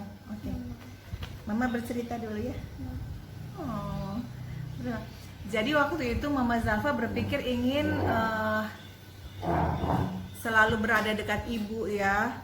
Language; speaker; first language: Indonesian; native; Indonesian